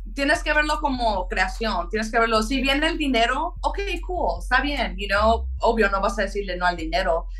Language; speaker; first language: Spanish; early bilingual, heritage; Spanish